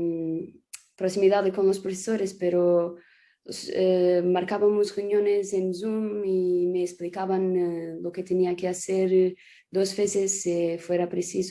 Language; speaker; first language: Spanish; non-native, fluent; Portuguese